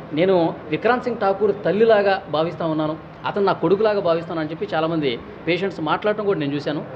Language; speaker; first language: Telugu; native; Telugu